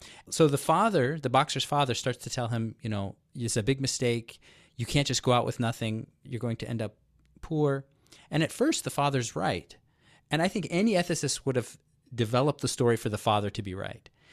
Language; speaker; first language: English; native; English